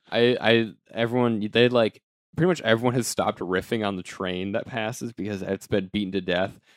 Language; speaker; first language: English; native; English